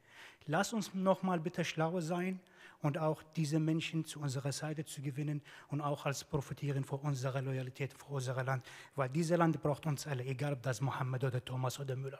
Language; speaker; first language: German; non-native, fluent; Arabic